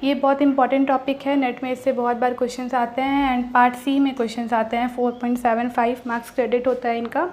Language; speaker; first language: Hindi; native; Hindi